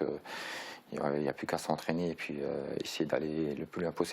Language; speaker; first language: French; native; French